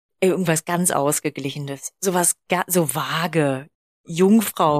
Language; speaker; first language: German; native; German